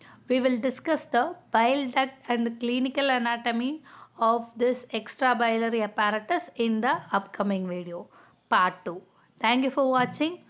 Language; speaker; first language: English; non-native, local second language; Tamil